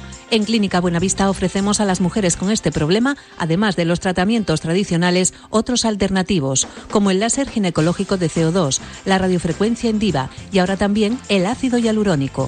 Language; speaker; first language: Spanish; native; Spanish